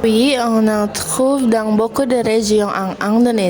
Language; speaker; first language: French; non-native, learner; Indonesian